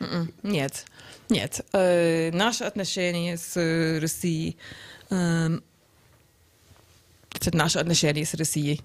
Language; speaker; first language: Russian; non-native, learner; English